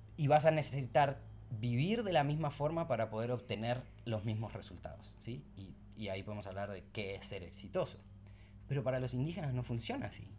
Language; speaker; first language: Spanish; native; Spanish